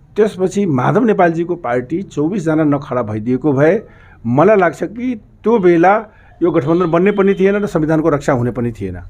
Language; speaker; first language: Nepali; non-native, local second language; Maithili